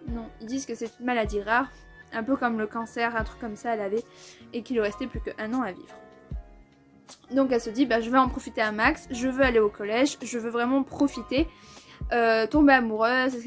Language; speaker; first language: French; native; French